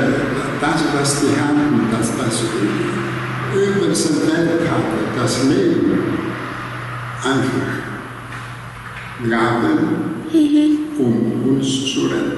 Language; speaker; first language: German; non-native, learner; Greek